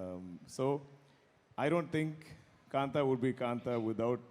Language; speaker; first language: Tamil; non-native, local second language; Malayalam